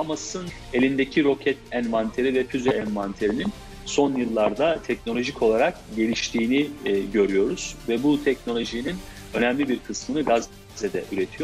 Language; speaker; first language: Turkish; native; Turkish